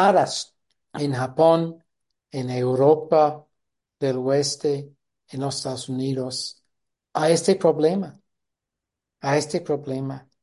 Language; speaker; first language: Spanish; non-native, fluent; English